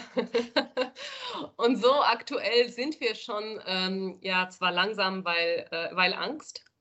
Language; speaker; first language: German; early bilingual, other home language; Spanish